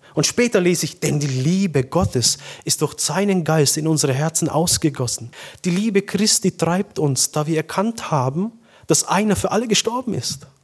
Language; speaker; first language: German; native; German